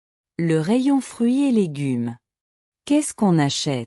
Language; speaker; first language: French; non-native, local second language; Arabic